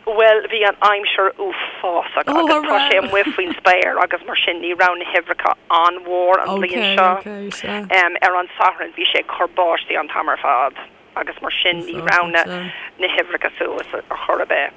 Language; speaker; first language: Irish; non-native, local second language; English